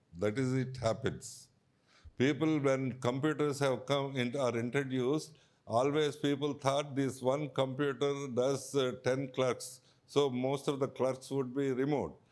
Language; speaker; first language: English; non-native, local second language; Telugu